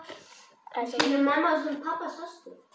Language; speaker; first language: German; early bilingual, other home language; Russian